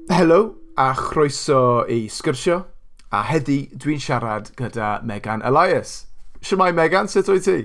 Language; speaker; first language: Welsh; non-native, local second language; English